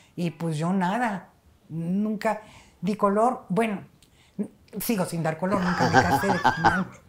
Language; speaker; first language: Spanish; native; Spanish